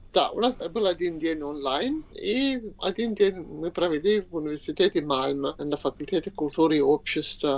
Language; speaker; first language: Russian; non-native, fluent; Swedish